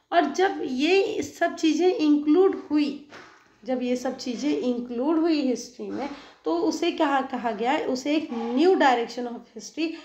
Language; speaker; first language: Hindi; non-native, local second language; Marathi